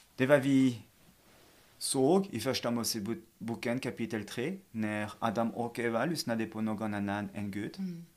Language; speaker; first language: Swedish; non-native, fluent; French